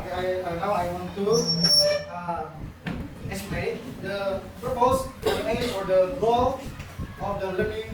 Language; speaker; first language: English; non-native, learner; Indonesian